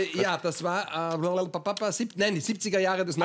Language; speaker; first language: German; native; German